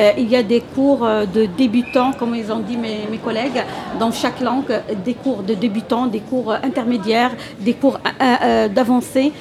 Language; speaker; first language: French; non-native, local second language; Arabic